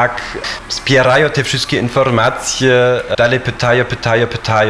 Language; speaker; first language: Polish; non-native, fluent; German